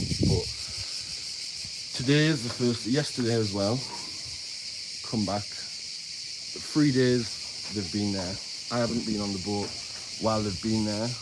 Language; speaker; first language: English; native; English